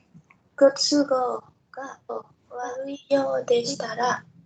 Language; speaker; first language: Japanese; non-native, learner; Indonesian